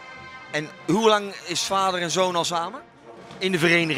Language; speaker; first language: Dutch; native; Dutch